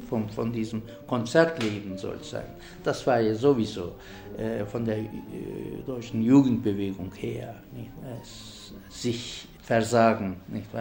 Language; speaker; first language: German; non-native, fluent; Turkish